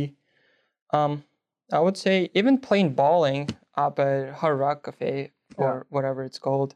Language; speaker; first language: English; non-native, fluent; Russian